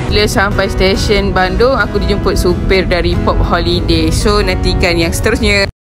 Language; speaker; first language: Malay; native; Malay